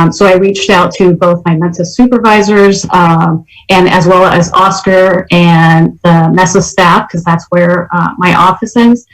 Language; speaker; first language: English; native; English